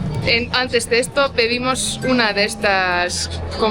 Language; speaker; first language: Spanish; non-native, fluent; Estonian